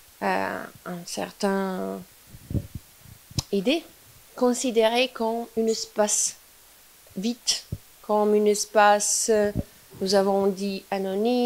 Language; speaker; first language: French; non-native, fluent; Italian